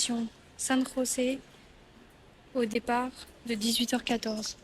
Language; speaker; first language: French; native; French